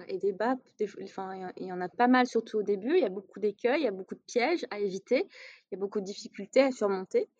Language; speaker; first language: French; non-native, local second language; Arabic